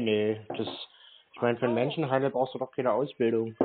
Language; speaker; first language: German; native; German